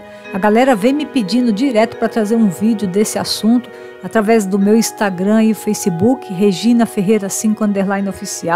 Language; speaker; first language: Portuguese; native; Portuguese